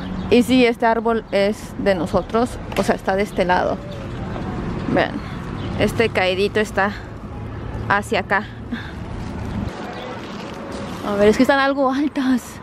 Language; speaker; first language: Spanish; native; Spanish